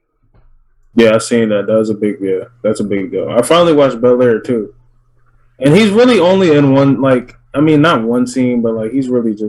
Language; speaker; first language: English; native; English